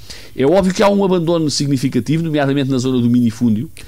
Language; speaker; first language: Portuguese; native; Portuguese